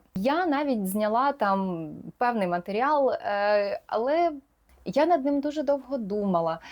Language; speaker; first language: Ukrainian; non-native, local second language; Russian